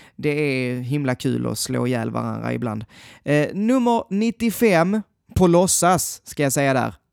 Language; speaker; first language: Swedish; native; Swedish